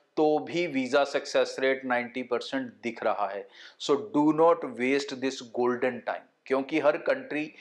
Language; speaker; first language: Hindi; non-native, local second language; Punjabi